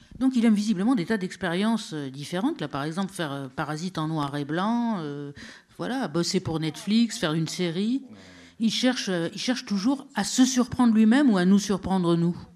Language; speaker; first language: French; native; French